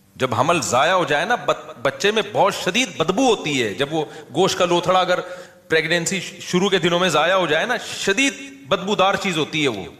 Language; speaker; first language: Urdu; native; Urdu